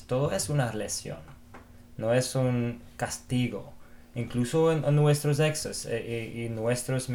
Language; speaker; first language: Spanish; non-native, fluent; English